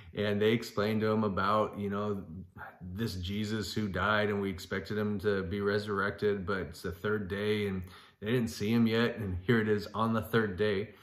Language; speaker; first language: English; native; English